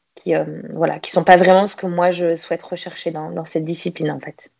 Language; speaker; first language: French; native; French